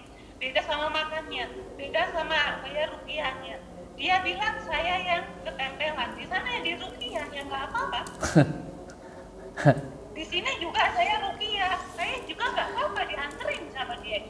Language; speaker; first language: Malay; non-native, local second language; Javanese